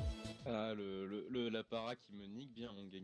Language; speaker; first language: French; native; French